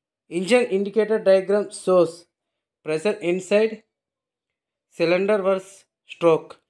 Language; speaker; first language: English; non-native, local second language; Telugu